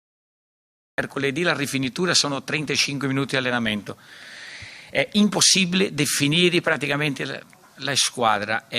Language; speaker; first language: Italian; non-native, fluent; Portuguese